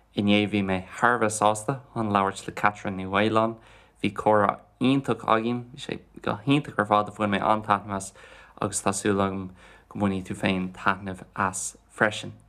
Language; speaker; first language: Irish; non-native, local second language; English